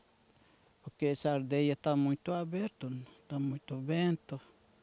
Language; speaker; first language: Portuguese; non-native, local second language; Guarani